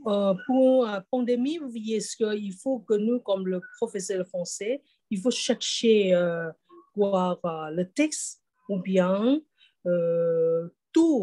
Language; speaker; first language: French; non-native, fluent; Thai